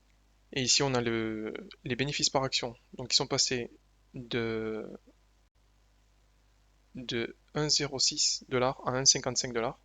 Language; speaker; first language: French; native; French